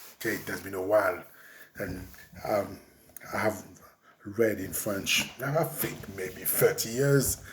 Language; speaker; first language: English; non-native, fluent; French